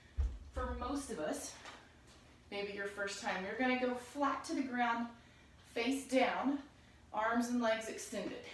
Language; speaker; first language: English; native; English